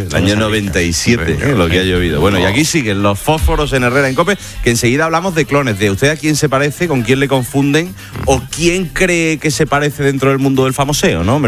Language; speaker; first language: Spanish; native; Spanish